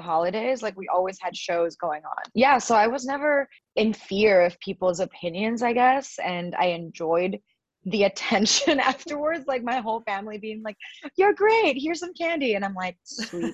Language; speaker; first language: English; early bilingual, other home language; Spanish